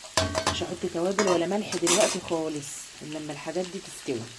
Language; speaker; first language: Arabic; native; Arabic